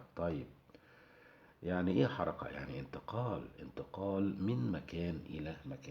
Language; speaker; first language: Arabic; native; Arabic